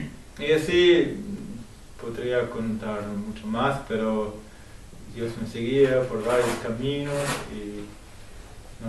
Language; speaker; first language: Spanish; non-native, fluent; German